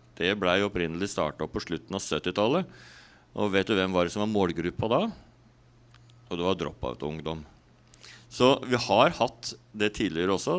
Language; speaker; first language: Norwegian; native; Norwegian